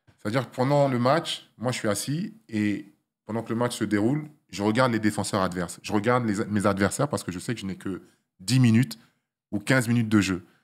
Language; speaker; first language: French; early bilingual, other home language; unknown